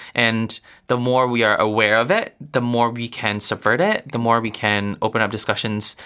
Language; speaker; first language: English; non-native, local second language; Chinese